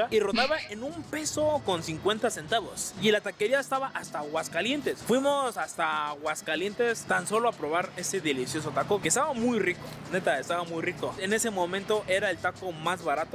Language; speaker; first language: Spanish; native; Spanish